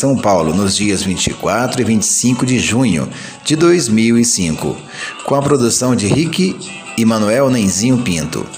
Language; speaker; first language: Portuguese; native; Portuguese